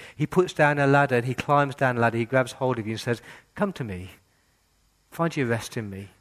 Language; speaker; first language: English; native; English